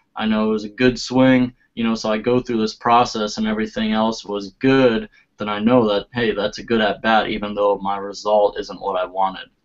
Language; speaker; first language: English; native; English